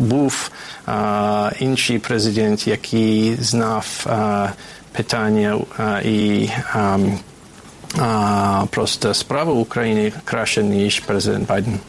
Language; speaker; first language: Ukrainian; non-native, fluent; English